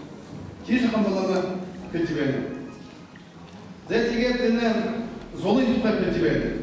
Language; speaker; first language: Mongolian; non-native, learner; Buriat